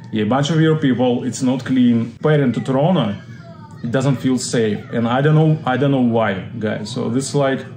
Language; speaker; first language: English; non-native, fluent; Russian